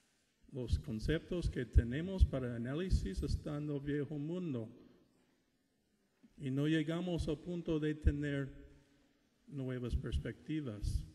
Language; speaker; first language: Spanish; non-native, fluent; English